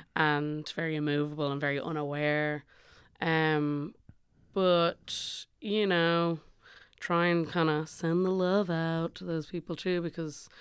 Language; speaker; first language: English; native; English